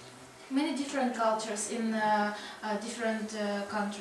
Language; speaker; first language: English; non-native, learner; Russian